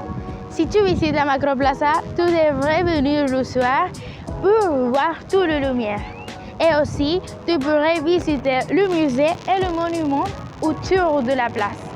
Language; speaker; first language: French; non-native, learner; Spanish